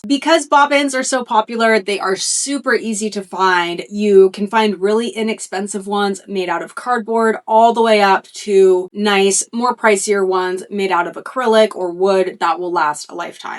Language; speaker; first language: English; native; English